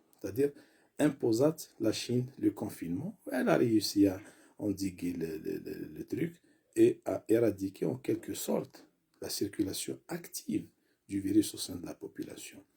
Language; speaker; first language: French; non-native, local second language; Arabic